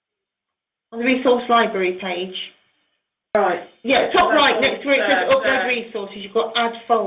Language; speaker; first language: English; native; English